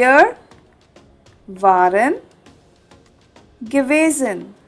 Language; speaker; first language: German; non-native, fluent; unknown